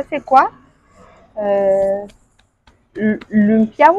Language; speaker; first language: French; non-native, local second language; Malagasy